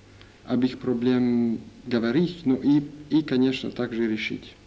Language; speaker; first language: Russian; non-native, learner; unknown